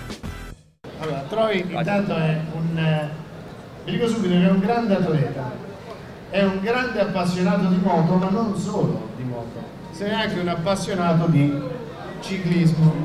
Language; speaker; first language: Italian; native; Italian